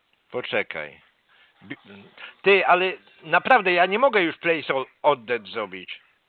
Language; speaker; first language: Polish; native; Polish